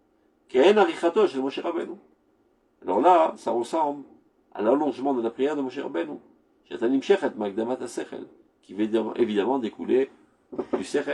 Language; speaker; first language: French; native; French